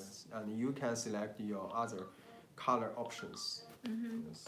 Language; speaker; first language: English; non-native, learner; Chinese